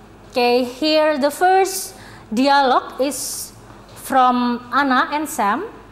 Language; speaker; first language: English; non-native, fluent; Indonesian